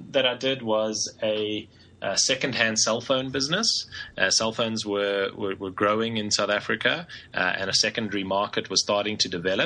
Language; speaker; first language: English; native; English